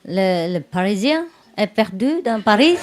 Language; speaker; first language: French; non-native, learner; Vietnamese